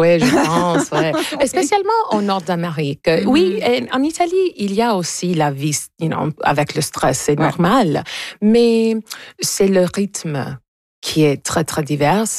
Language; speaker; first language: French; non-native, local second language; English